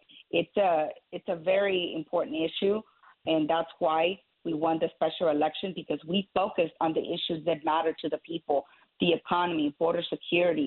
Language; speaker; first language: English; native; English